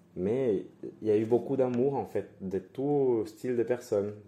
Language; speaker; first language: French; non-native, fluent; Spanish